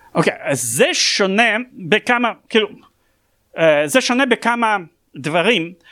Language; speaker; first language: Hebrew; non-native, fluent; Russian